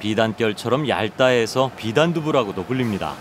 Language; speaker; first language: Korean; native; Korean